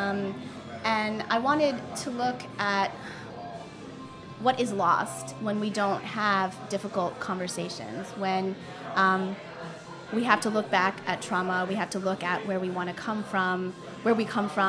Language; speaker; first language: English; native; English